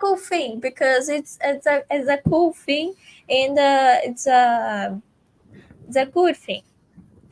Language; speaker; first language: English; non-native, fluent; Portuguese